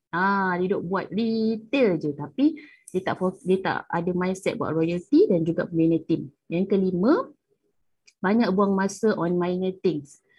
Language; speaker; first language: Malay; native; Malay